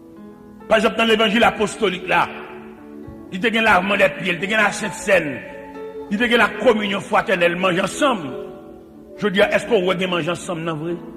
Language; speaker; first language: French; non-native, local second language; Haitian Creole